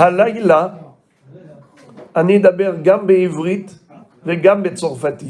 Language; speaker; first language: Hebrew; non-native, fluent; French